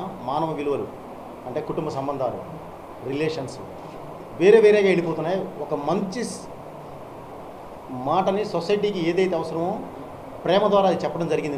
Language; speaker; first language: Telugu; native; Telugu